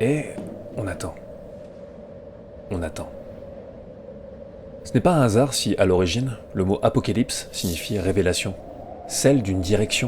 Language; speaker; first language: French; native; French